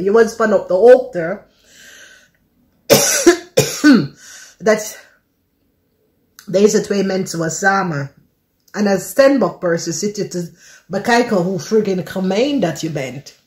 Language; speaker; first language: Dutch; non-native, learner; English